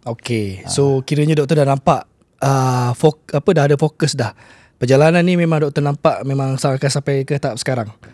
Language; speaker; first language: Malay; native; Malay